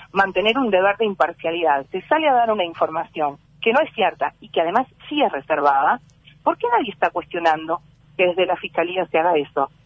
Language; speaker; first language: Spanish; native; Spanish